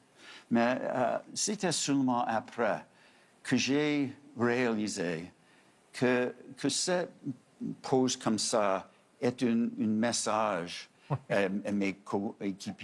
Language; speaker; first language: French; non-native, fluent; English